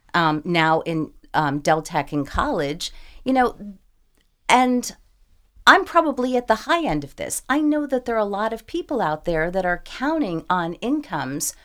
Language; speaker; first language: English; native; English